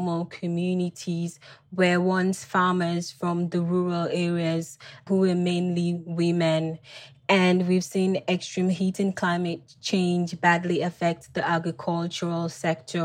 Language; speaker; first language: English; non-native, local second language; Krio